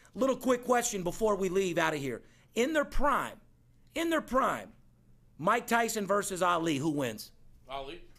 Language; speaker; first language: English; native; English